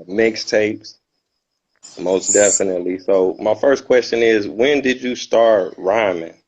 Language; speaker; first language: English; native; English